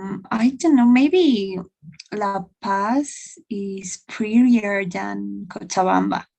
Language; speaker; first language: English; non-native, learner; Spanish